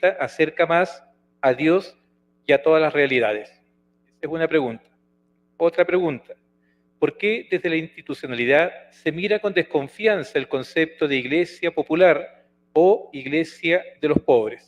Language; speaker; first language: Spanish; native; Spanish